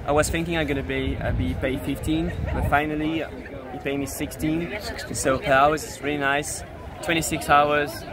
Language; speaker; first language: English; non-native, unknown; French